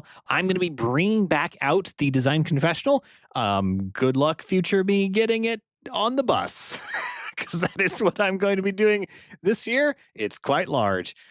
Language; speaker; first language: English; native; English